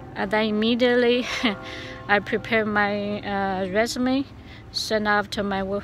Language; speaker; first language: English; non-native, learner; Chinese